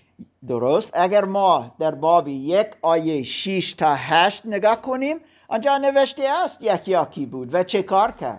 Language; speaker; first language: Persian; non-native, learner; German